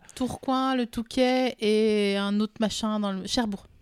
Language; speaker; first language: French; native; French